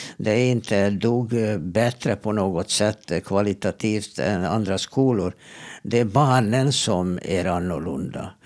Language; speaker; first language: Swedish; non-native, fluent; Hungarian